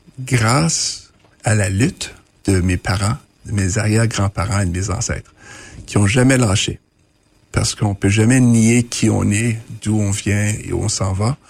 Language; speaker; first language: French; native; French